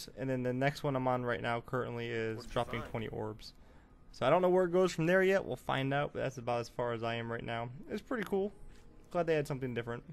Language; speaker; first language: English; native; English